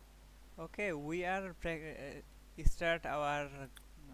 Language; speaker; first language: English; non-native, learner; Bangla